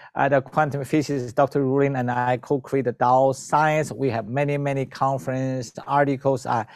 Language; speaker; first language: English; non-native, learner; Chinese